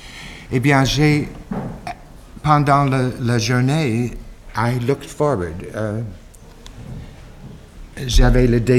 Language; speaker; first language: French; non-native, fluent; English